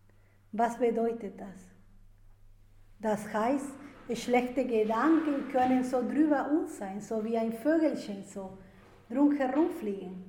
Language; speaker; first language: German; non-native, fluent; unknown